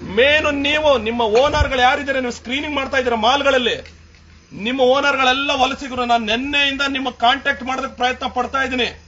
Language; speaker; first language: Kannada; native; Kannada